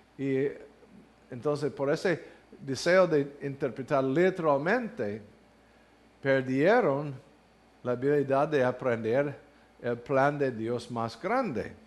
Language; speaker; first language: Spanish; non-native, learner; English